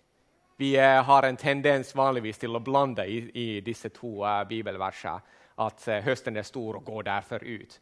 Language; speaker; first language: Norwegian; non-native, fluent; Finnish